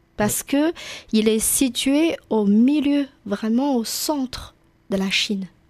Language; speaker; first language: French; non-native, fluent; Chinese